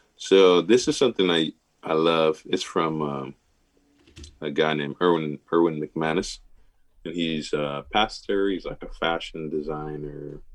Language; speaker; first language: English; native; English